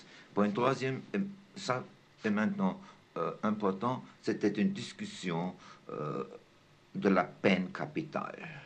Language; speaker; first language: French; non-native, fluent; German